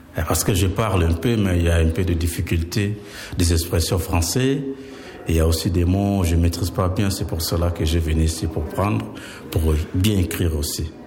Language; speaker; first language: French; non-native, local second language; Lingala